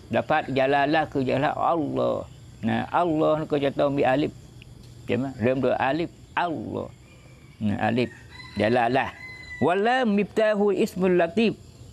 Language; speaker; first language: Malay; native; Malay